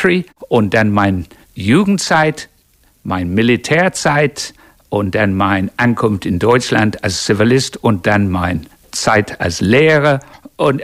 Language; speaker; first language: German; non-native, fluent; English